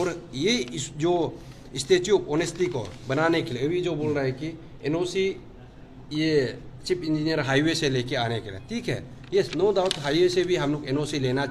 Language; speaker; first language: Hindi; non-native, local second language; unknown